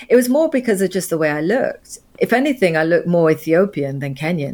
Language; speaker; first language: English; native; English